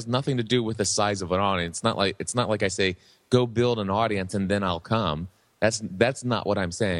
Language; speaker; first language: English; native; English